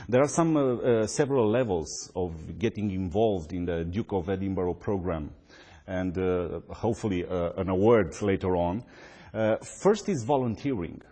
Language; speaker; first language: English; non-native, fluent; Romanian